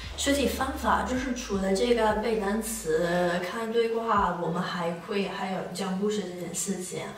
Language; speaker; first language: Chinese; non-native, fluent; Italian